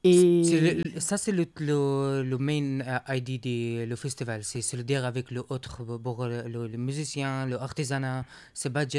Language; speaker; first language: French; non-native, learner; Arabic